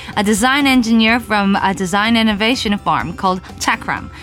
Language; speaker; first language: English; non-native, fluent; Japanese